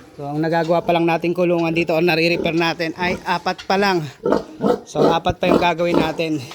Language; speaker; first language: Filipino; non-native, local second language; Cebuano